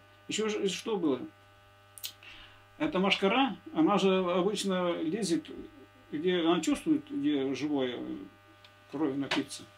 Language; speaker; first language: Russian; native; Russian